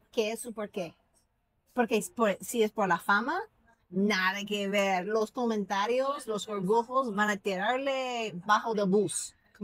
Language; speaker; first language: Spanish; non-native, fluent; English